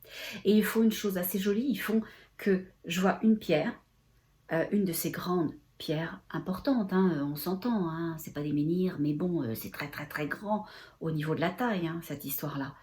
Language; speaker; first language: French; native; French